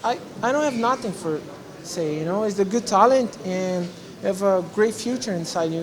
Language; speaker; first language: English; non-native, learner; Portuguese